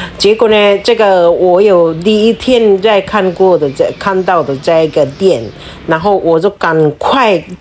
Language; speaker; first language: Chinese; non-native, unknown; Bangla